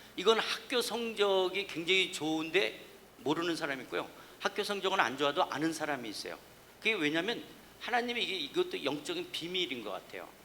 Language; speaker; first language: Korean; native; Korean